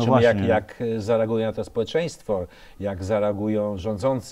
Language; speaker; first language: Polish; native; Polish